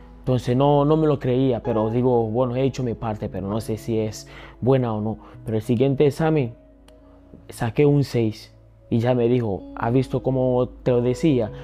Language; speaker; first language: Spanish; early bilingual, other home language; Akan